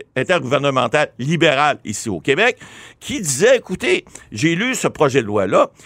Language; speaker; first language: French; native; French